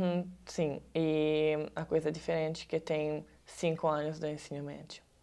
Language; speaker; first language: Portuguese; non-native, learner; Italian